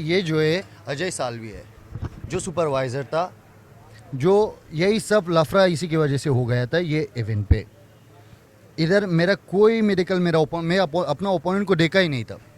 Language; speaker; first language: Hindi; non-native, fluent; Persian